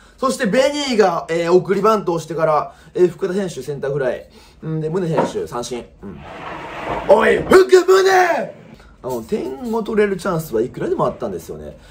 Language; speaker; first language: Japanese; native; Japanese